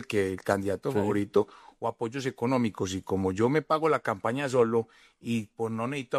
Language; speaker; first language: Spanish; native; Spanish